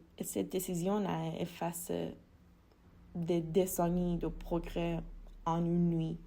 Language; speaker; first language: French; non-native, fluent; Persian